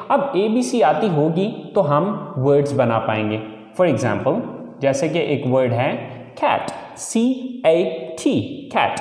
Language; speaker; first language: Urdu; native; Urdu